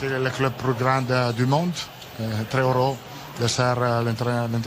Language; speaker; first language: French; non-native, learner; Italian